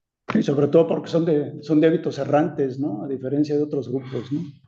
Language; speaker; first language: Spanish; native; Spanish